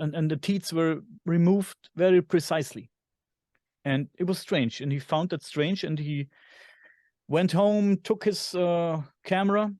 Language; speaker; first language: English; non-native, fluent; German